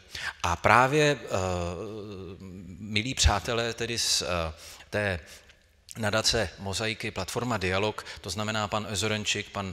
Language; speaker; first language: Czech; native; Czech